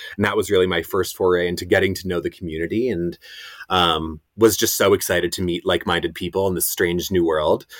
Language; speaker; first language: English; native; English